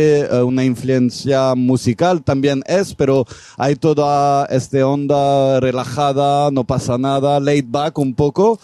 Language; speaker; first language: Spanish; non-native, fluent; French